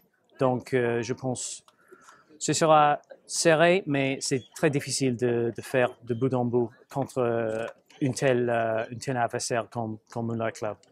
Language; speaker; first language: French; non-native, fluent; English